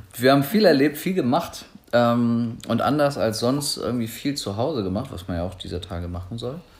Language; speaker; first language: German; native; German